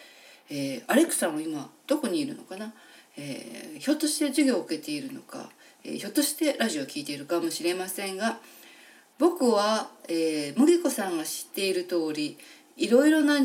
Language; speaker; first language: Japanese; native; Japanese